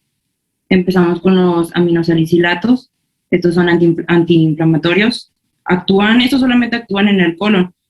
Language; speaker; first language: Spanish; native; Spanish